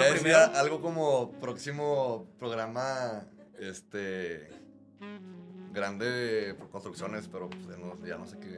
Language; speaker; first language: Spanish; native; Spanish